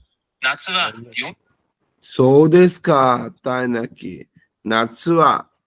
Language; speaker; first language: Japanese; non-native, fluent; Bangla